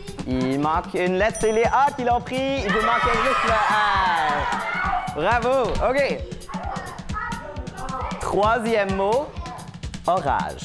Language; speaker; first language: French; native; French